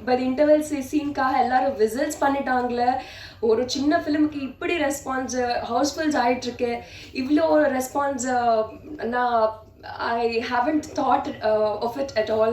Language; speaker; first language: Tamil; non-native, learner; Telugu